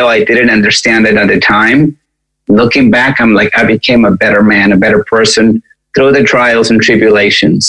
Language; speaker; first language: English; non-native, fluent; Spanish